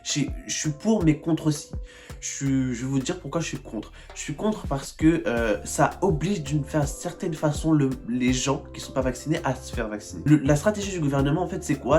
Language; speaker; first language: French; native; French